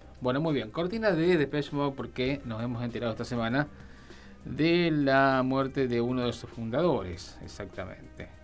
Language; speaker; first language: Spanish; native; Spanish